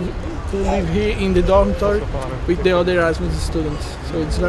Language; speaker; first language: English; non-native, learner; Portuguese